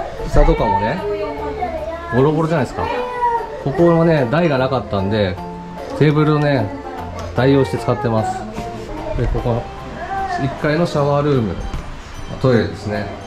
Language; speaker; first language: Japanese; native; Japanese